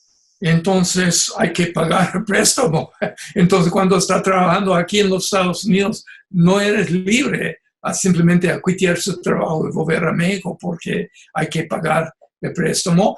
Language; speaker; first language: Spanish; non-native, fluent; English